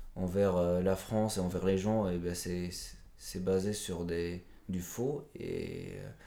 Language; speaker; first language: French; non-native, local second language; Arabic